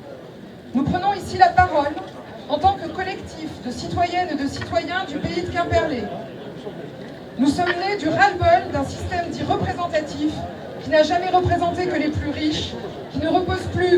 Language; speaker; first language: French; native; French